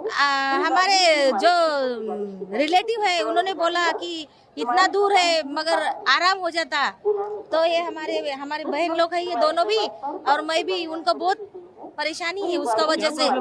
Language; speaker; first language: Hindi; non-native, local second language; Marathi